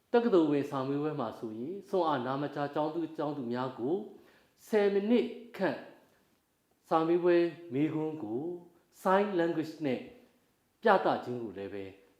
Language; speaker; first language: Burmese; native; Burmese